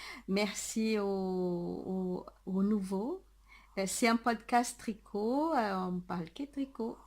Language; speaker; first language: French; non-native, fluent; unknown